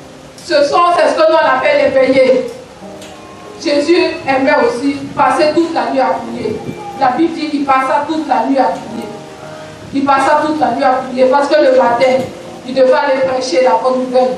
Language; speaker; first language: French; non-native, local second language; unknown